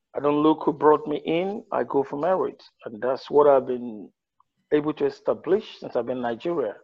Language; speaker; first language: English; non-native, local second language; Yoruba